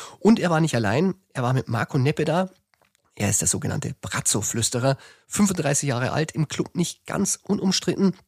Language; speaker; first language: German; native; German